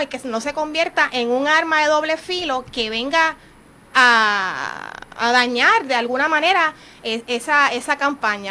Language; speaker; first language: Spanish; native; Spanish